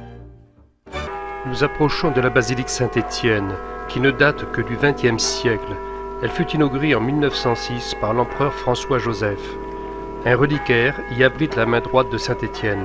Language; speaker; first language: French; native; French